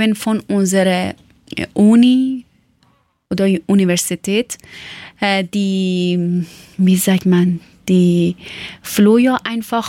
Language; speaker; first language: German; non-native, learner; Persian